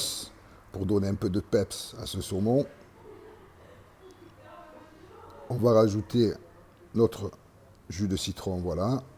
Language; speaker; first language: French; native; French